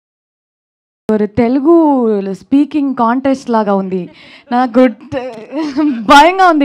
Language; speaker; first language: Telugu; non-native, learner; Kannada